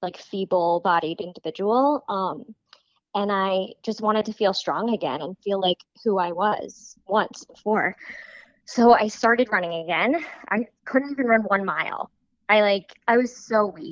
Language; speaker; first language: English; native; English